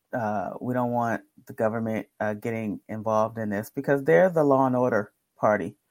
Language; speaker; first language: English; native; English